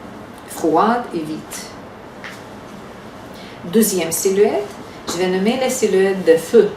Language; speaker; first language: French; non-native, fluent; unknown